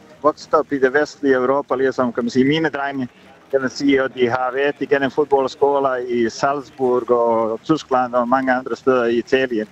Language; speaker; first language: Danish; non-native, fluent; Bosnian